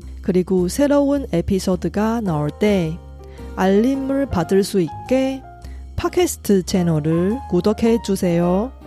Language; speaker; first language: Korean; non-native, fluent; Chinese